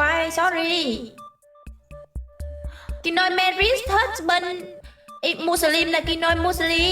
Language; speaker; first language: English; non-native, learner; Vietnamese